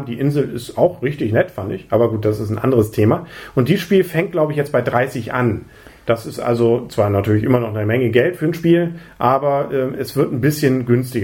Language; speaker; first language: German; native; German